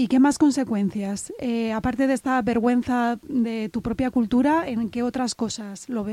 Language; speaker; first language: Spanish; native; Spanish